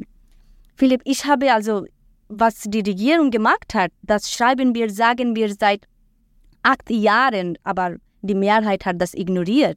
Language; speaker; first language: German; non-native, fluent; Bangla